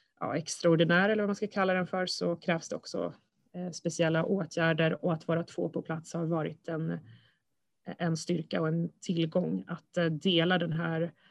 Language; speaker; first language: Swedish; early bilingual, other home language; Russian